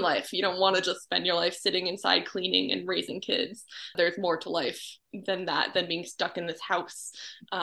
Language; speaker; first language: English; native; English